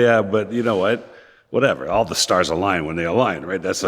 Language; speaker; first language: English; native; English